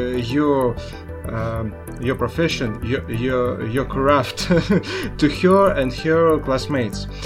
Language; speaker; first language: English; non-native, learner; Russian